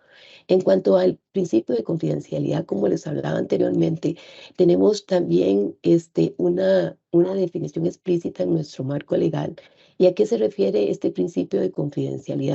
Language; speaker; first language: Spanish; native; Spanish